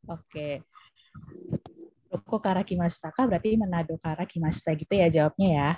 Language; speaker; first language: Indonesian; native; Indonesian